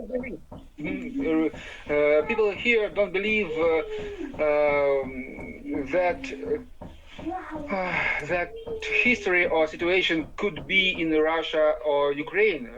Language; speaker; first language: English; non-native, learner; Ukrainian